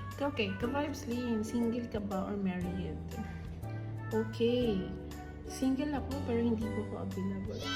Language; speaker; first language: Filipino; non-native, local second language; Cebuano